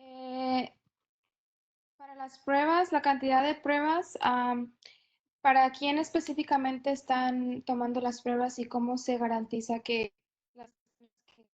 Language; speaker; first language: Spanish; non-native, fluent; English